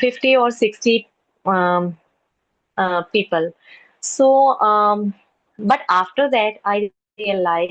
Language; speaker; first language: English; non-native, learner; Hindi